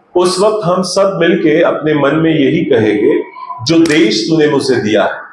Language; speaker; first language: Hindi; non-native, local second language; Marathi